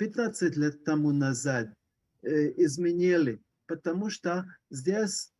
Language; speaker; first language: Russian; non-native, learner; Hungarian